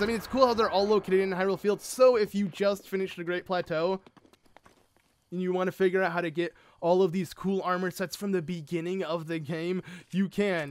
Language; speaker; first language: English; native; English